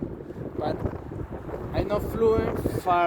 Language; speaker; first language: English; non-native, learner; Spanish